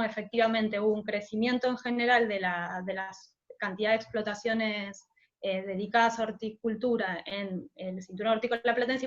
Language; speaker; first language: Spanish; native; Spanish